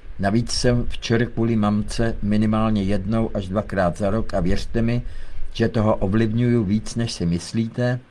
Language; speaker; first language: Czech; native; Czech